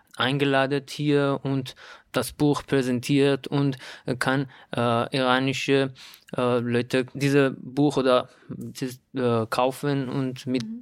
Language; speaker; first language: German; non-native, learner; Persian